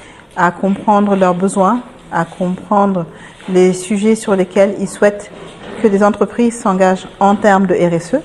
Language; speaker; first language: French; non-native, local second language; Wolof